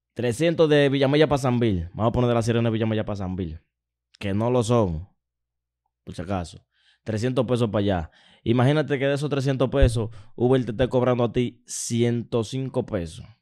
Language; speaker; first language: Spanish; native; Spanish